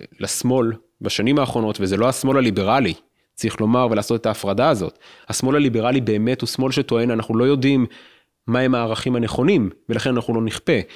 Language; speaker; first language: Hebrew; native; Hebrew